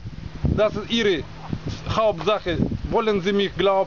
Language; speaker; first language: German; non-native, learner; Russian